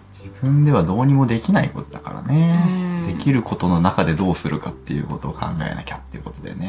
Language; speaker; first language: Japanese; native; Japanese